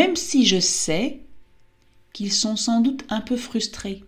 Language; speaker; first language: French; native; French